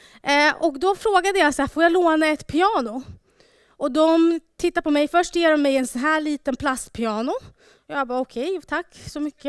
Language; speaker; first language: Swedish; early bilingual, other home language; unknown